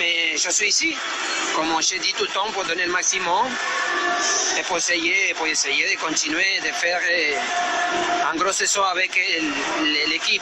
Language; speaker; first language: French; non-native, fluent; Spanish